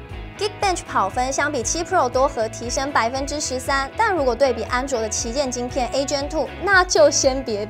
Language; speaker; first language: Chinese; native; Chinese